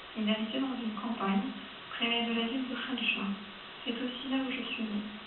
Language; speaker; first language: French; early bilingual, other home language; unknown